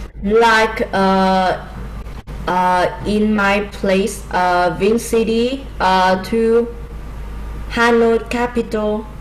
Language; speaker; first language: English; non-native, learner; Vietnamese